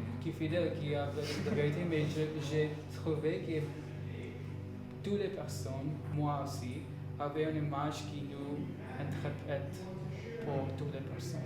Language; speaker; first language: French; non-native, learner; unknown